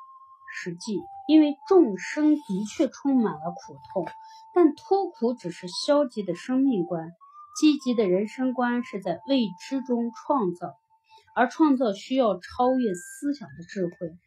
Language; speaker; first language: Chinese; native; Chinese